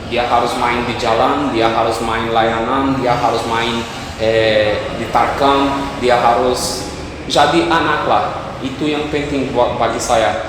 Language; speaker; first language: Indonesian; non-native, fluent; Portuguese